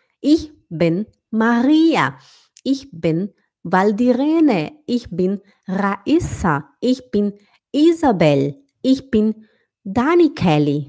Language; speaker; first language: German; non-native, fluent; Portuguese